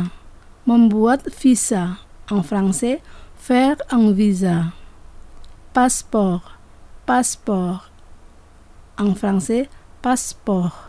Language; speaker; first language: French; non-native, fluent; Indonesian